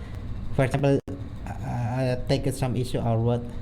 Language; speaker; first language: English; non-native, learner; Indonesian